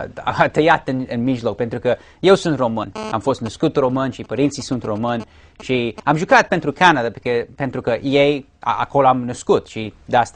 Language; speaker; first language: Romanian; early bilingual, heritage; English